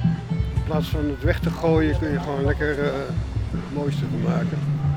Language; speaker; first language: Dutch; native; Dutch